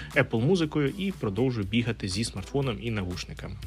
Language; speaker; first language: Ukrainian; non-native, local second language; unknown